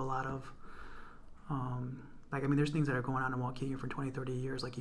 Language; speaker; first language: English; native; English